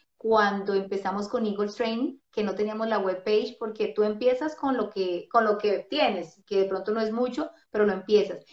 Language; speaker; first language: Spanish; native; Spanish